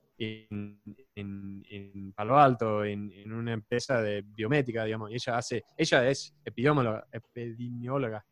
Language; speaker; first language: Spanish; non-native, fluent; English